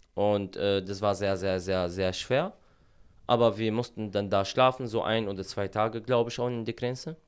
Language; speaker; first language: German; non-native, fluent; Arabic